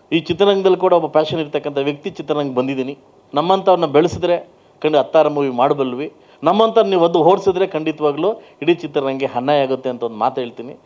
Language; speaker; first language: Kannada; native; Kannada